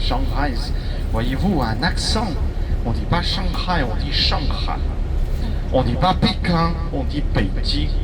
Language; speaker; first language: French; non-native, fluent; Chinese